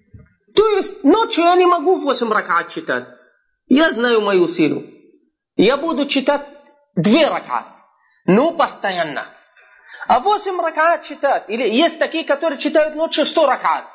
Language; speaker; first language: Russian; non-native, fluent; Arabic